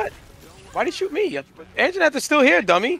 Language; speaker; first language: English; native; English